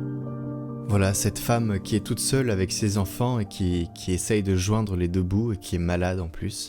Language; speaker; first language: French; native; French